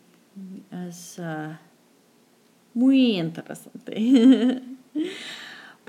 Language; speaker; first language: Spanish; non-native, fluent; English